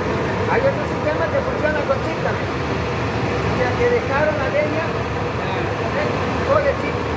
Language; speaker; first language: Spanish; native; Spanish